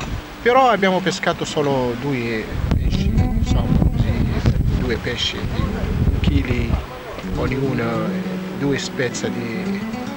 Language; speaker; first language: Italian; non-native, fluent; Arabic